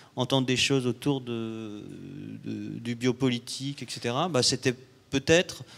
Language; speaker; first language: French; native; French